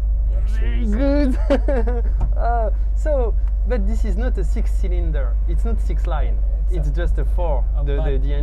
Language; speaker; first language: English; non-native, learner; French